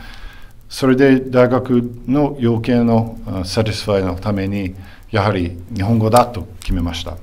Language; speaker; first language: Japanese; non-native, fluent; English